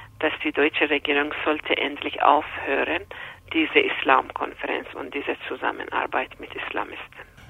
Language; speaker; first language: German; non-native, fluent; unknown